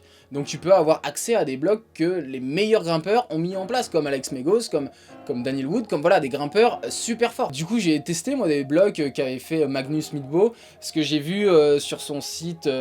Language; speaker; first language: French; native; French